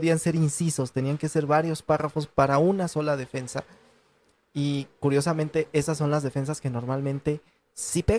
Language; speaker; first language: Spanish; native; Spanish